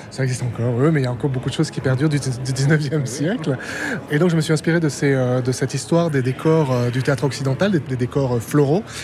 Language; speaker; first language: French; native; French